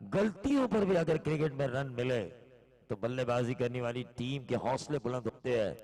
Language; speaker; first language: Hindi; non-native, local second language; Marathi